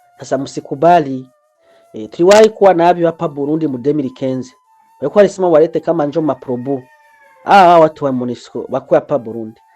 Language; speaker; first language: Swahili; non-native, local second language; Rundi